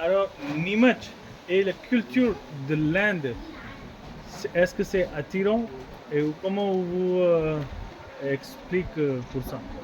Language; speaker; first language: French; non-native, learner; Hindi